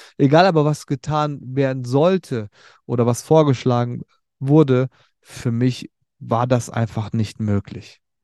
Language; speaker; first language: German; early bilingual, other home language; Turkish